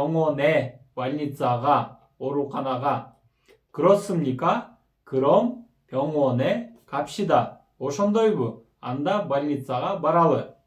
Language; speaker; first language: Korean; non-native, fluent; Kyrgyz